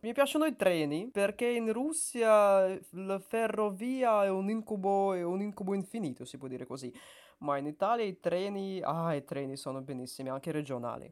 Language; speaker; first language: Italian; non-native, learner; Russian